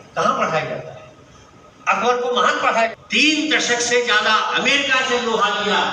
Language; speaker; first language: Hindi; native; Hindi